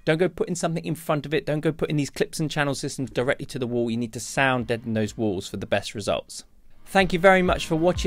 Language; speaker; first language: English; native; English